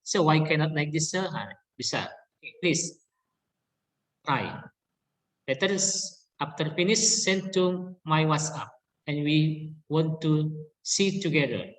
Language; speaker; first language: English; non-native, learner; Indonesian